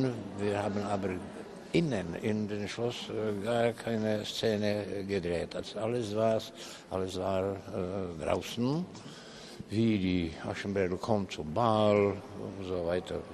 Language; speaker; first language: German; non-native, learner; Czech